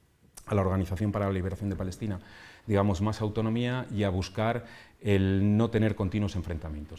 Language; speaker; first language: Spanish; native; Spanish